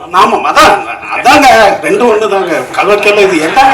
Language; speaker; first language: Tamil; native; Tamil